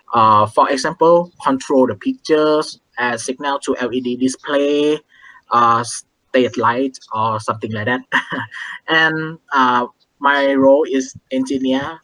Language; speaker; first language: English; non-native, learner; Thai